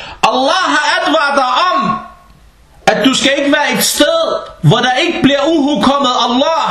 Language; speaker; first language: Danish; non-native, fluent; Arabic